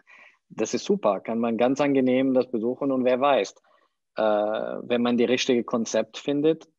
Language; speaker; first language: German; non-native, fluent; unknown